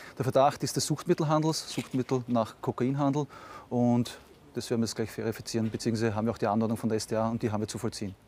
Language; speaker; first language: German; native; German